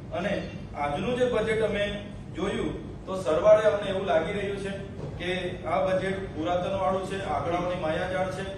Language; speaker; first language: Gujarati; non-native, local second language; Vasavi